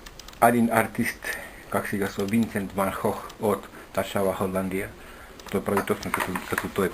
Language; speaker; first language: Bulgarian; non-native, learner; Finnish